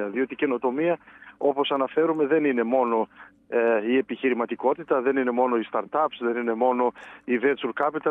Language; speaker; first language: Greek; native; Greek